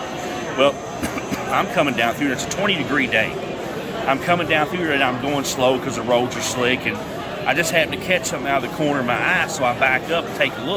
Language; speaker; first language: English; native; English